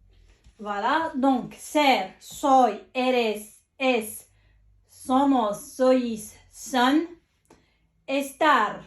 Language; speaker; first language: Spanish; non-native, fluent; Arabic